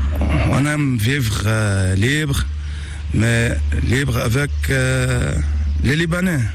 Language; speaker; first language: French; non-native, local second language; Arabic